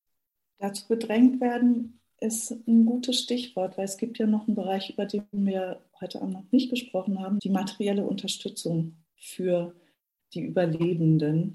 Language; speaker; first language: German; native; German